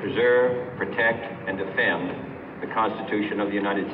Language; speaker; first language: English; native; English